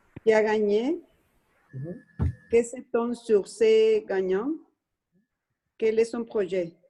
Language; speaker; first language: French; non-native, learner; Spanish